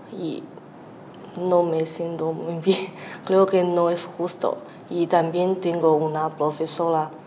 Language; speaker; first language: Spanish; non-native, learner; Chinese